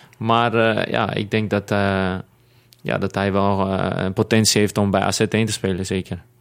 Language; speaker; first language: Dutch; non-native, fluent; Greek